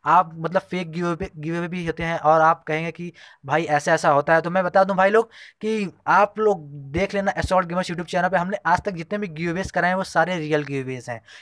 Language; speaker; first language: Hindi; native; Hindi